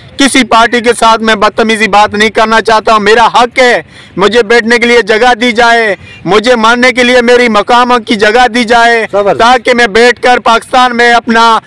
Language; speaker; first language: Urdu; non-native, local second language; Sindhi